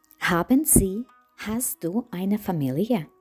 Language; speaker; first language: German; non-native, fluent; Ukrainian